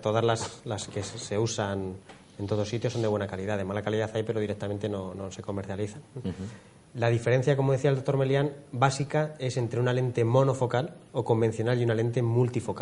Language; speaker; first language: Spanish; native; Spanish